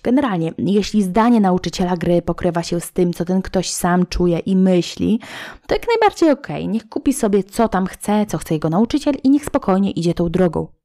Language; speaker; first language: Polish; native; Polish